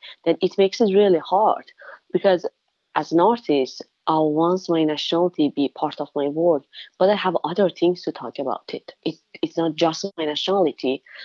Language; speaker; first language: English; non-native, fluent; Persian